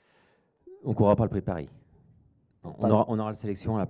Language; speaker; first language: French; native; French